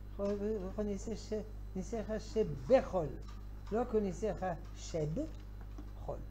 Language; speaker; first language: Hebrew; non-native, fluent; French